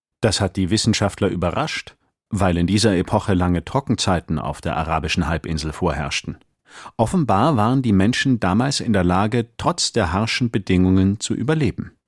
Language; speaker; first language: German; native; German